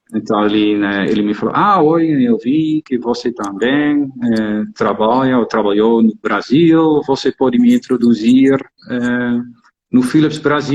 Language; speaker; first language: Portuguese; non-native, fluent; Dutch